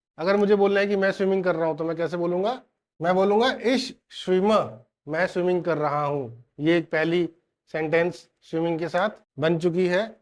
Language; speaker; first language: Hindi; native; Hindi